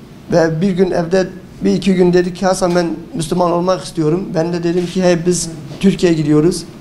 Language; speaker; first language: Turkish; early bilingual, heritage; Turkish